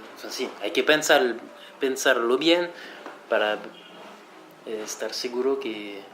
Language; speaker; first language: Spanish; non-native, fluent; French